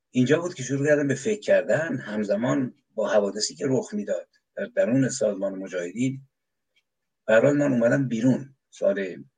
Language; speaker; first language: Persian; native; Persian